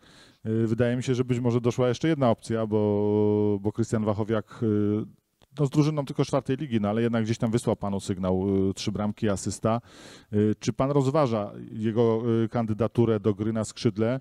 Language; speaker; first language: Polish; native; Polish